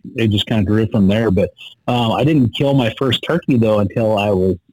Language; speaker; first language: English; native; English